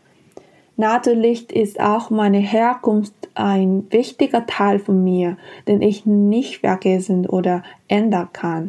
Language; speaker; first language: German; non-native, fluent; Spanish